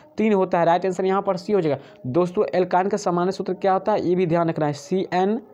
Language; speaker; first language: Hindi; native; Hindi